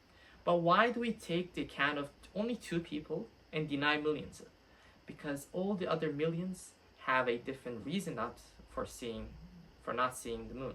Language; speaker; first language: English; non-native, fluent; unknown